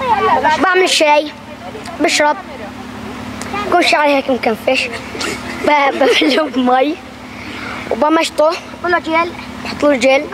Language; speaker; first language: Arabic; native; Arabic